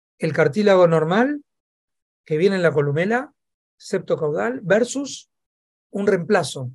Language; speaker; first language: Spanish; native; Spanish